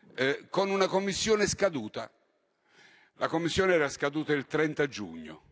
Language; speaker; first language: Italian; native; Italian